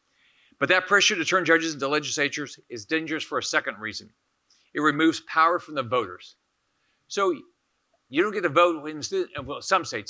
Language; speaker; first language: English; native; English